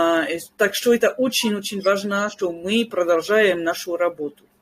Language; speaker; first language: Russian; non-native, fluent; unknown